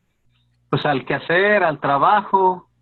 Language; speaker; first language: Spanish; native; Spanish